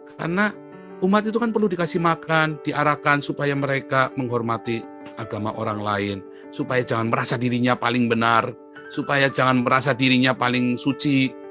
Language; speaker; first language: Indonesian; native; Indonesian